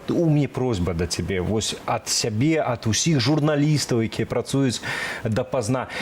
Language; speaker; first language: Belarusian; native; Belarusian